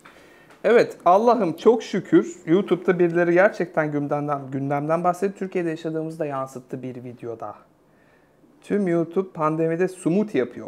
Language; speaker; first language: Turkish; native; Turkish